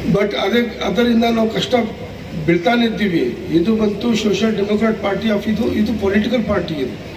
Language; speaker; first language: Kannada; non-native, local second language; Urdu